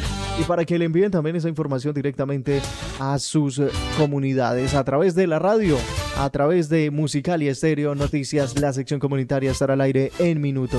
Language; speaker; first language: Spanish; native; Spanish